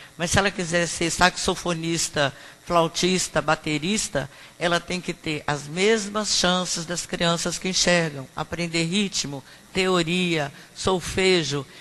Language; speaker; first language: Portuguese; native; Portuguese